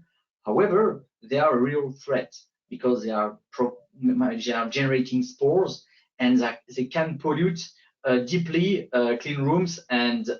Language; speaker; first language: English; non-native, fluent; French